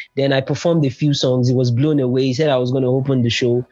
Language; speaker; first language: English; non-native, local second language; Yoruba